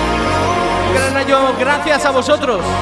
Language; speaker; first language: Spanish; native; Spanish